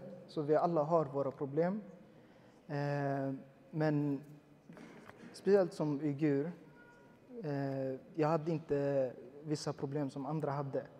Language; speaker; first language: Swedish; early bilingual, other home language; Uyghur